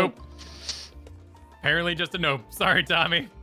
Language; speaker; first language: English; native; English